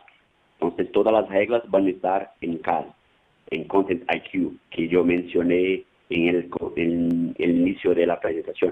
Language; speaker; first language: Spanish; non-native, fluent; Portuguese